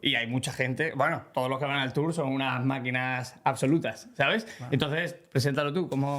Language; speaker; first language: Spanish; native; Spanish